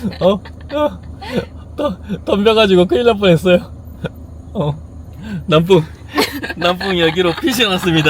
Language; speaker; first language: Korean; native; Korean